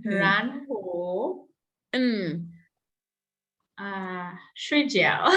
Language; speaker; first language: Chinese; non-native, learner; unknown